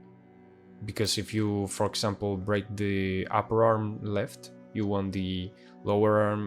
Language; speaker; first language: English; non-native, fluent; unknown